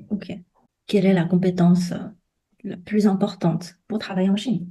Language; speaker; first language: French; non-native, fluent; Chinese